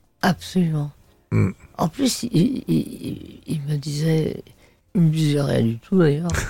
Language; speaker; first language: French; native; French